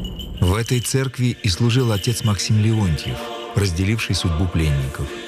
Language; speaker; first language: Russian; native; Russian